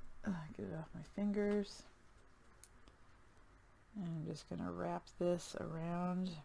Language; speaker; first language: English; native; English